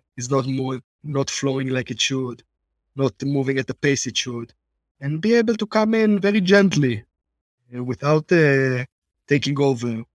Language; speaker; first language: English; non-native, fluent; Hebrew